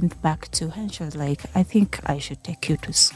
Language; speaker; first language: English; non-native, local second language; Ganda